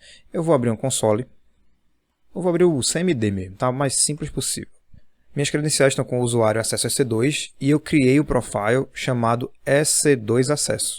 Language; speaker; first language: Portuguese; native; Portuguese